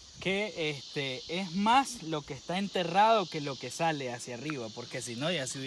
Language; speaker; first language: Spanish; native; Spanish